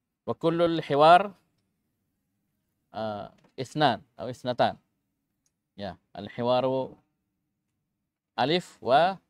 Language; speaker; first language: Arabic; non-native, fluent; Indonesian